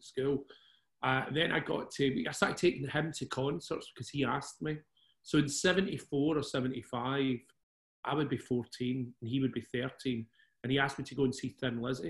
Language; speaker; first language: English; native; English